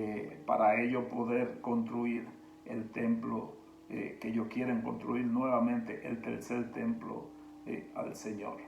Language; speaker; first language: Spanish; native; Spanish